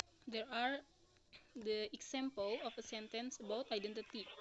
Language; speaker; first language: English; non-native, learner; Indonesian